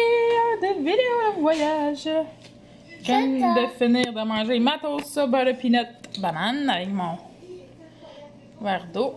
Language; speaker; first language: French; native; French